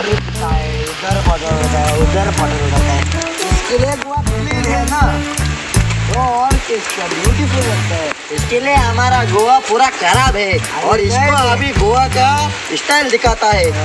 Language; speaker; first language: Hindi; non-native, local second language; Konkani